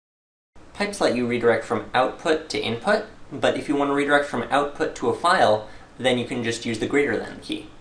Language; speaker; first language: English; native; English